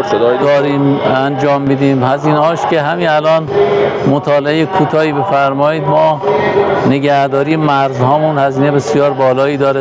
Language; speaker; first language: Persian; native; Persian